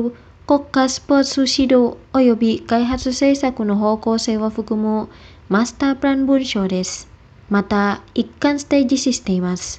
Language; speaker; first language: Japanese; non-native, fluent; Indonesian